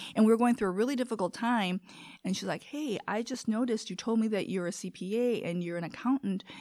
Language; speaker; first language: English; early bilingual, other home language; Korean